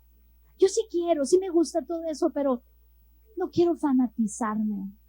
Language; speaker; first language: Spanish; native; Spanish